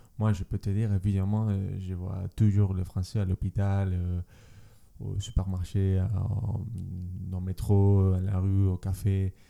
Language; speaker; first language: French; non-native, learner; Spanish